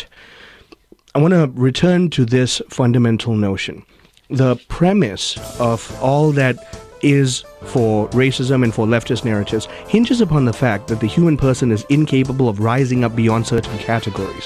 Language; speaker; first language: English; non-native, local second language; Tamil